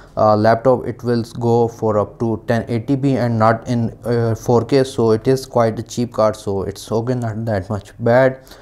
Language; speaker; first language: English; non-native, local second language; Urdu